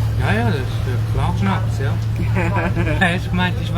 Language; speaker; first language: German; native; German